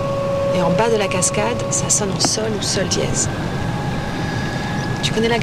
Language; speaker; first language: French; native; French